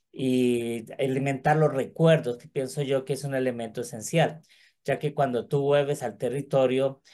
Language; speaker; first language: Spanish; native; Spanish